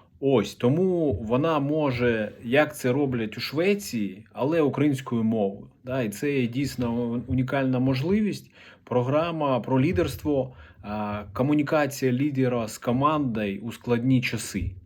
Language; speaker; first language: Ukrainian; non-native, local second language; Russian